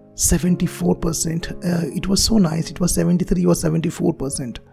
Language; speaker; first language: English; non-native, local second language; Marathi